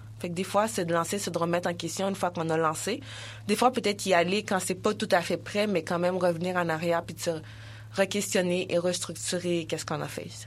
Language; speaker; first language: French; early bilingual, other home language; Haitian Creole